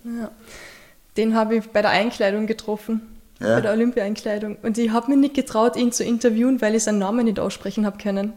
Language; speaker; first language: German; native; German